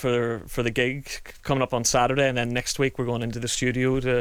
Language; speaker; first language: English; native; English